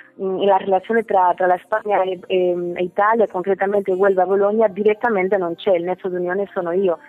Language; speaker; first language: Italian; non-native, fluent; Spanish